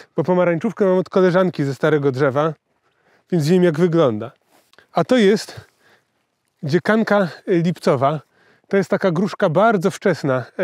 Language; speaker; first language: Polish; native; Polish